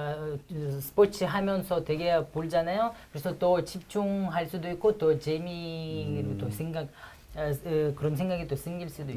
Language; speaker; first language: Korean; non-native, fluent; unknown